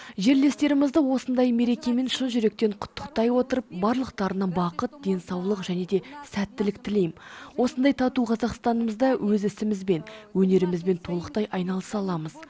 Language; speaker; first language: Kazakh; non-native, local second language; Russian